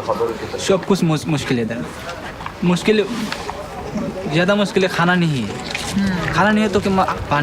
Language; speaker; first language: Hindi; non-native, learner; Bangla